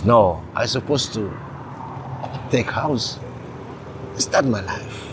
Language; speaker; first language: English; non-native, learner; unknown